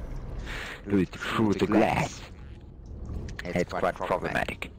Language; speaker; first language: English; non-native, learner; German